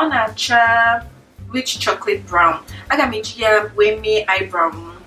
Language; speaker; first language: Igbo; early bilingual, heritage; English